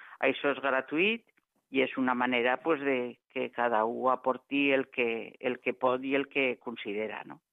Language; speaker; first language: Catalan; non-native, local second language; Spanish